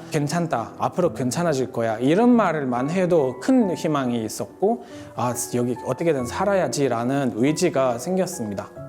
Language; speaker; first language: Korean; non-native, fluent; Arabic